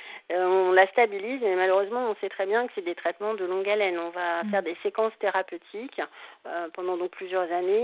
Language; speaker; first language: French; native; French